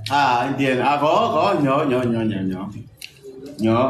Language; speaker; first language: Vietnamese; non-native, fluent; Portuguese